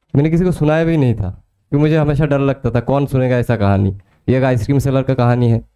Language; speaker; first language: Hindi; non-native, local second language; Bangla